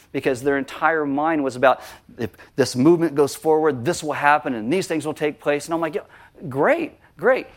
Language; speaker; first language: English; native; English